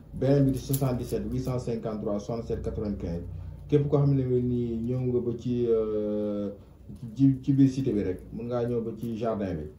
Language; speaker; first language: Wolof; non-native, local second language; Fula